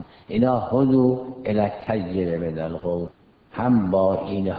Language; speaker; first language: Persian; native; Persian